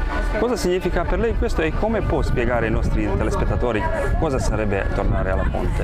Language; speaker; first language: Italian; non-native, fluent; Croatian